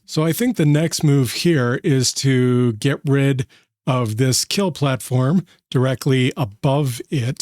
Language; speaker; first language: English; native; English